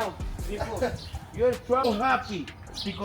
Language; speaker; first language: English; non-native, learner; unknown